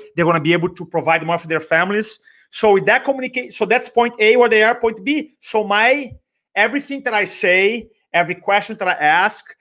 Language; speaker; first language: English; non-native, fluent; Portuguese